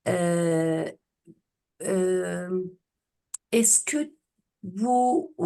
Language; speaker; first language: French; non-native, learner; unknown